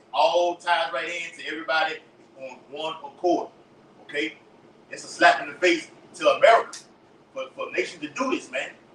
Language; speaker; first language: English; native; English